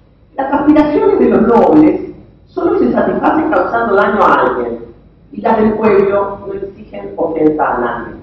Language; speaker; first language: Spanish; native; Spanish